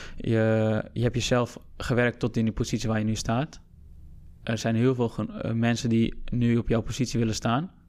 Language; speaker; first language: Dutch; early bilingual, other home language; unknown